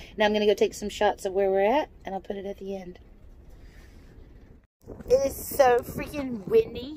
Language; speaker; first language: English; native; English